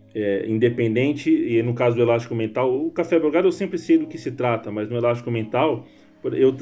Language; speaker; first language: Portuguese; native; Portuguese